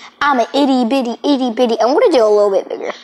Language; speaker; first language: English; native; English